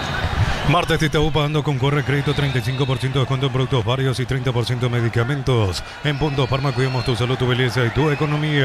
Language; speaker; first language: Spanish; native; Spanish